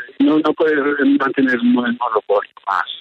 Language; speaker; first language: Spanish; early bilingual, heritage; English